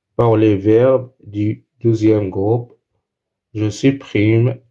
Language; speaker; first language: French; non-native, local second language; Arabic